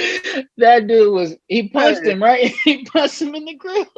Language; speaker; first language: English; native; English